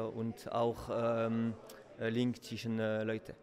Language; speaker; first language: German; non-native, learner; French